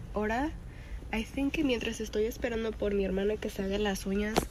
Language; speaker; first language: Spanish; early bilingual, heritage; Spanish